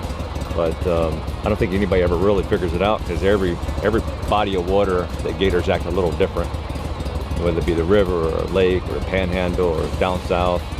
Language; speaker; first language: English; native; English